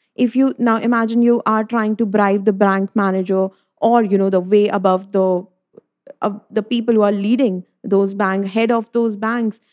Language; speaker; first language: English; non-native, local second language; Hindi